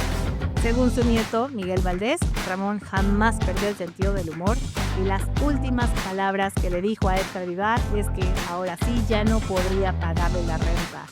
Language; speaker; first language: Spanish; native; Spanish